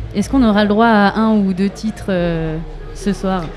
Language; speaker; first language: French; native; French